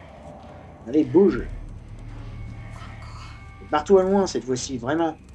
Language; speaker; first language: French; native; French